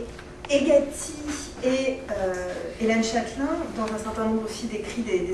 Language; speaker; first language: French; native; French